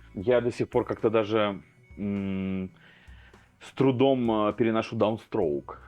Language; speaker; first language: Russian; native; Russian